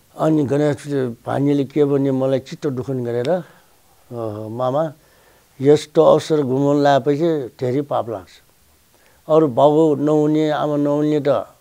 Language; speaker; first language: Nepali; non-native, local second language; Newari